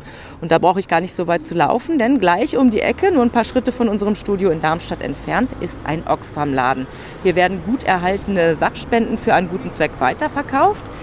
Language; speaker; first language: German; native; German